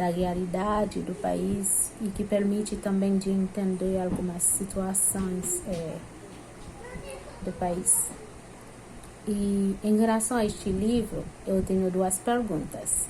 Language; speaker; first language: Portuguese; non-native, fluent; Haitian Creole